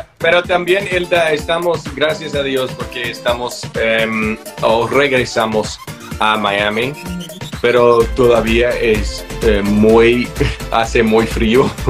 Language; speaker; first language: Spanish; non-native, learner; English